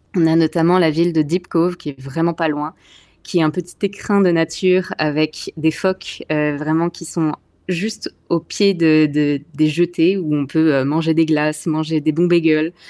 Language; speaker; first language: French; native; French